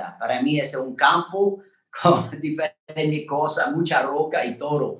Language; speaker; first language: Spanish; non-native, learner; French